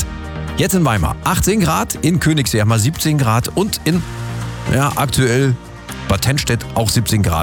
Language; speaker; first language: German; native; German